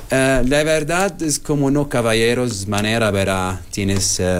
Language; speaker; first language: Spanish; non-native, learner; Arabic